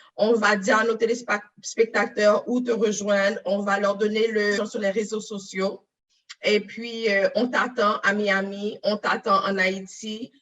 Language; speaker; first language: French; non-native, local second language; Haitian Creole